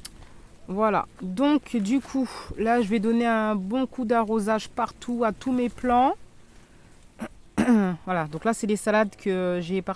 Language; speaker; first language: French; native; French